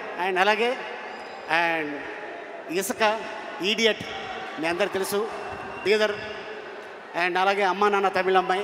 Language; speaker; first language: Telugu; native; Telugu